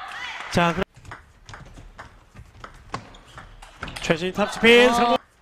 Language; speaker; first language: Korean; native; Korean